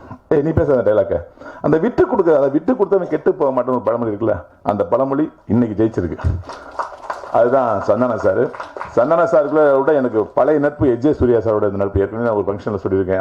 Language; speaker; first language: Tamil; native; Tamil